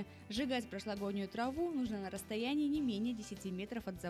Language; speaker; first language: Russian; native; Russian